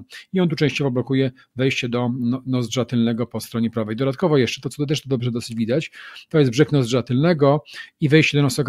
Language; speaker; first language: Polish; native; Polish